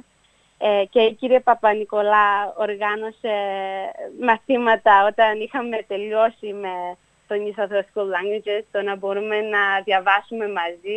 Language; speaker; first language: Greek; early bilingual, heritage; Greek